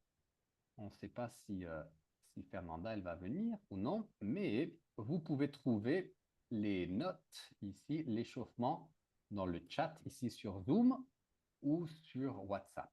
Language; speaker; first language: French; native; French